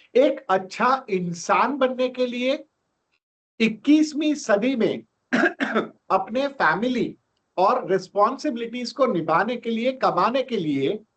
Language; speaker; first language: Hindi; non-native, local second language; Gujarati